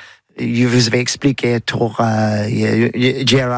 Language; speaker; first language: French; non-native, learner; English